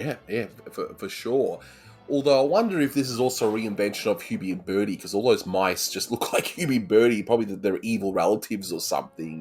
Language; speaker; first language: English; native; English